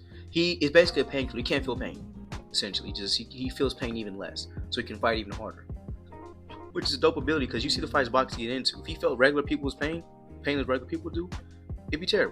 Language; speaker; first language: English; native; English